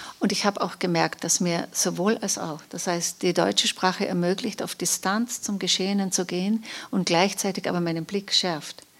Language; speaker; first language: German; non-native, local second language; Slovenian